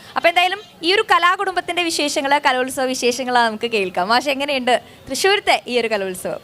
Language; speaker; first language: Malayalam; native; Malayalam